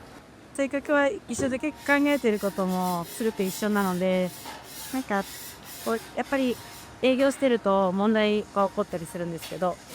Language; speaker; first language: Japanese; native; Japanese